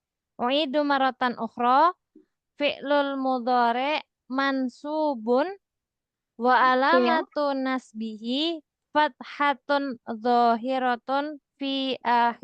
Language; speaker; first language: Arabic; non-native, fluent; Indonesian